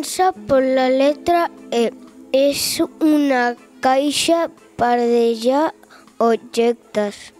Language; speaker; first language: Catalan; non-native, local second language; Spanish